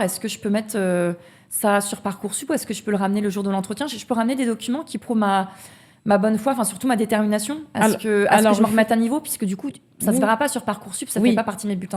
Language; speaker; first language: French; native; French